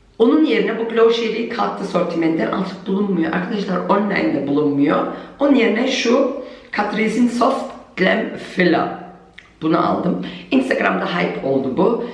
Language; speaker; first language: Turkish; early bilingual, heritage; Turkish